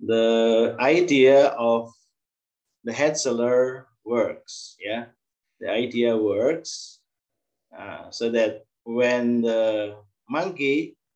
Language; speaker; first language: English; non-native, learner; Indonesian